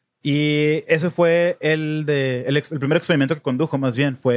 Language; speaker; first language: Spanish; native; Spanish